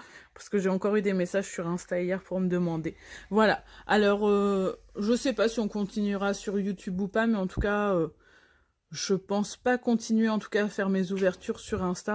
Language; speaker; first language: French; native; French